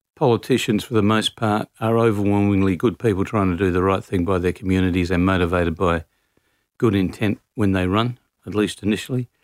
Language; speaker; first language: English; native; English